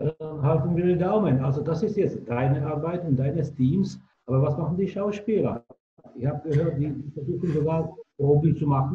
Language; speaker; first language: German; non-native, fluent; Czech